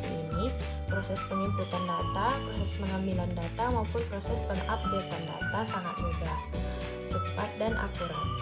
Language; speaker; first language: Indonesian; native; Indonesian